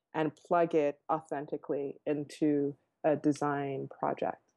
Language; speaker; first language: English; native; English